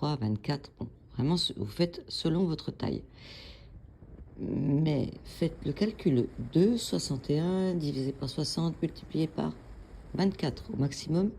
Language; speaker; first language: French; native; French